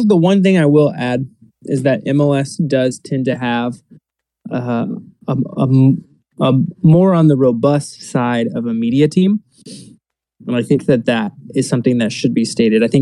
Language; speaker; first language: English; native; English